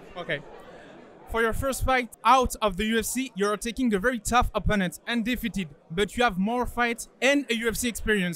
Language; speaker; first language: English; non-native, fluent; French